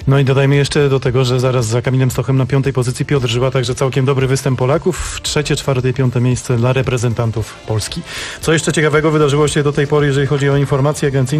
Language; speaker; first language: Polish; native; Polish